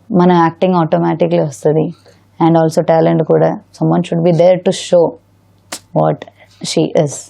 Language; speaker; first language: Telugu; non-native, learner; Malayalam